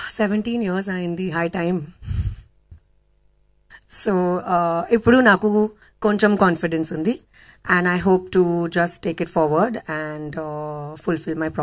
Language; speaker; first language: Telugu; non-native, local second language; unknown